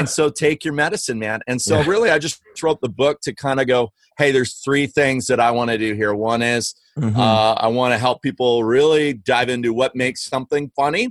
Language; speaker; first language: English; native; English